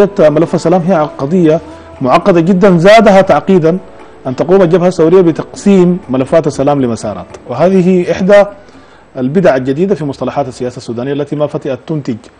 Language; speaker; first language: Arabic; native; Arabic